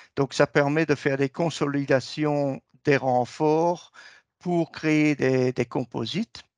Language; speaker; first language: French; native; French